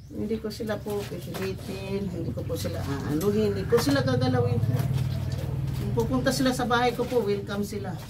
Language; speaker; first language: Filipino; non-native, local second language; Cebuano